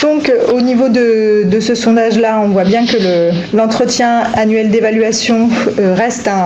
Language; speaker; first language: French; native; French